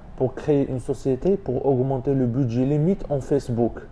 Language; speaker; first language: French; non-native, local second language; Arabic